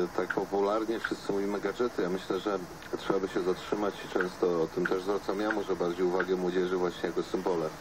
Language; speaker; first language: Polish; native; Polish